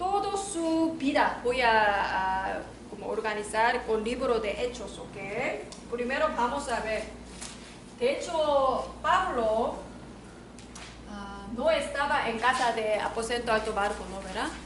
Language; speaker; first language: Spanish; non-native, learner; Korean